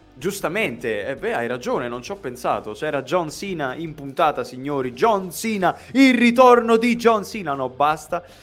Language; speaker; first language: Italian; native; Italian